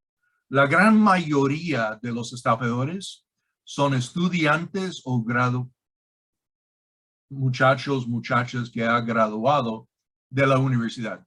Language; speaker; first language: Spanish; non-native, fluent; English